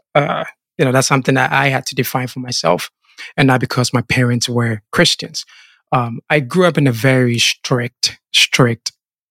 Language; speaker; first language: English; non-native, local second language; Akan